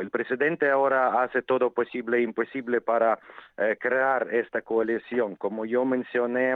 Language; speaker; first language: Spanish; non-native, fluent; Ukrainian